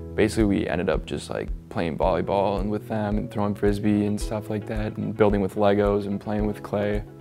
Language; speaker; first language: English; native; English